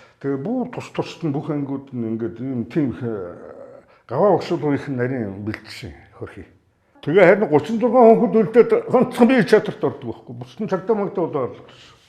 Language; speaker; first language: Mongolian; native; Mongolian